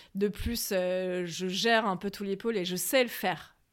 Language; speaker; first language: French; native; French